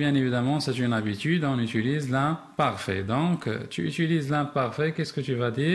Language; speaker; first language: French; non-native, local second language; Arabic